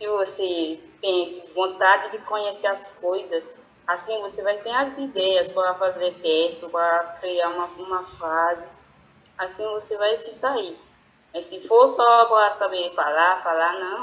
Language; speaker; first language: Portuguese; non-native, fluent; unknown